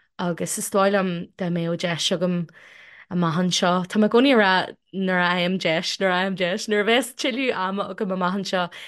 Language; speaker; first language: Irish; non-native, local second language; English